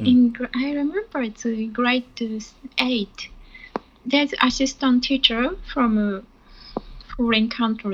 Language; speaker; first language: English; non-native, learner; Japanese